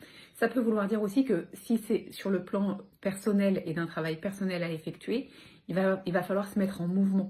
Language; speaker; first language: French; native; French